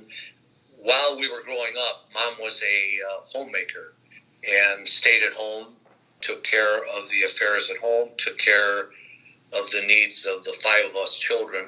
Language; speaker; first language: English; native; English